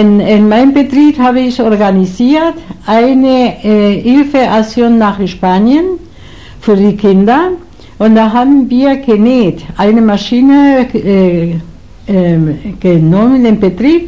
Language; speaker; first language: German; non-native, learner; Spanish